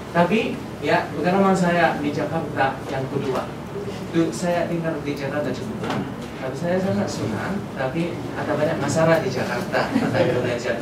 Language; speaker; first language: Indonesian; non-native, fluent; Japanese